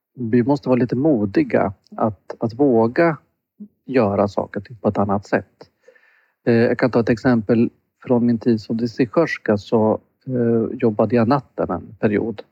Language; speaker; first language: Swedish; native; Swedish